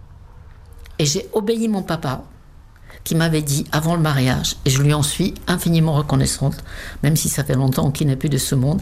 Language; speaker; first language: French; non-native, fluent; Czech